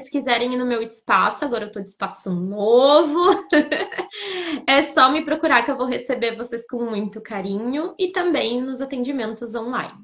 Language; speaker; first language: Portuguese; native; Portuguese